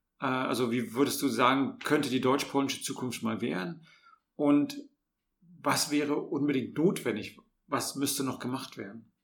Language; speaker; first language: German; native; German